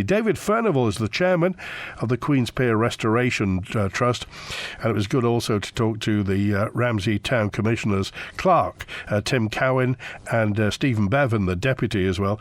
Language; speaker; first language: English; native; English